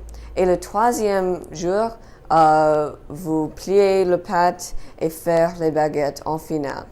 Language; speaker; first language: French; non-native, learner; English